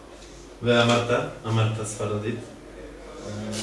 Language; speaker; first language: Hebrew; non-native, fluent; Serbian